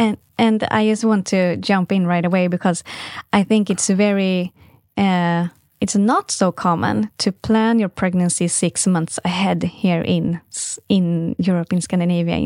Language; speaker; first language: English; non-native, fluent; Swedish